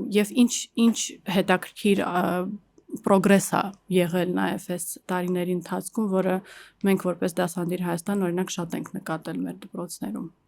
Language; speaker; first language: Armenian; early bilingual, heritage; Armenian